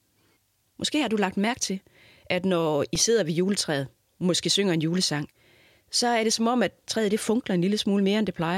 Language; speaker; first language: Danish; native; Danish